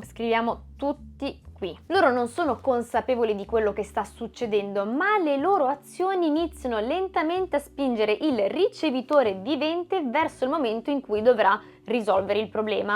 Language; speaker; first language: Italian; native; Italian